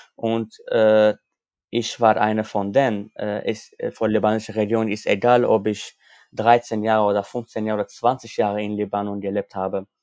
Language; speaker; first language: German; non-native, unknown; Armenian